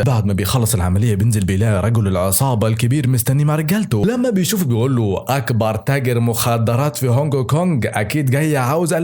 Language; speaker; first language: Arabic; native; Arabic